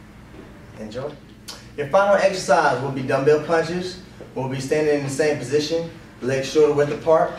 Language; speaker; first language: English; native; English